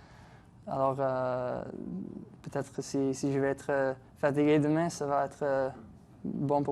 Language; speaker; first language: French; non-native, local second language; English